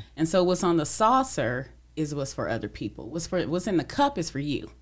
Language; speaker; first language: English; native; English